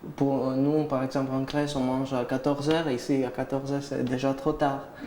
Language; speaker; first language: French; non-native, learner; Greek